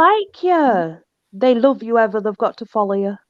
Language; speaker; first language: English; native; English